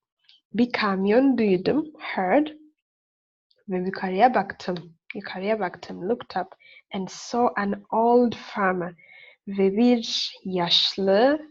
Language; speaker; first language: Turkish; non-native, learner; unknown